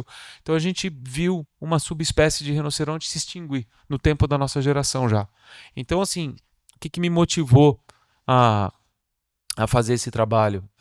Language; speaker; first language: Portuguese; native; Portuguese